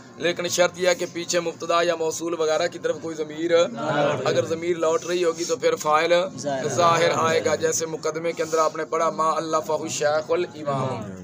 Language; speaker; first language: Urdu; non-native, local second language; Punjabi